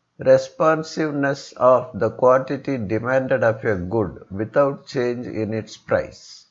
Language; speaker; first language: English; non-native, local second language; Tamil